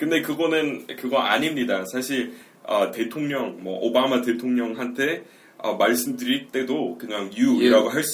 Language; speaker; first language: Korean; non-native, fluent; English